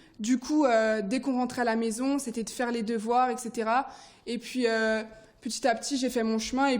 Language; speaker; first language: French; early bilingual, other home language; Haitian Creole